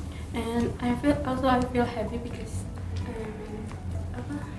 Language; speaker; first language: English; non-native, learner; Indonesian